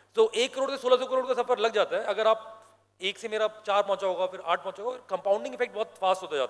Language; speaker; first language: English; non-native, local second language; Hindi